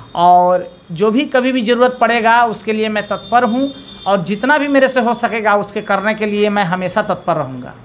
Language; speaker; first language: Hindi; native; Hindi